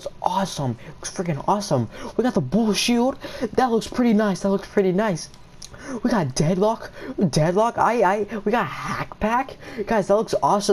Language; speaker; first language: English; native; English